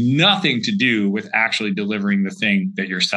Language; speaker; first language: English; native; English